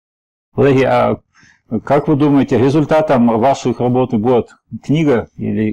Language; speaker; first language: Russian; native; Russian